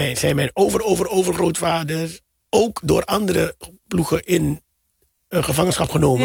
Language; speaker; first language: Dutch; native; Dutch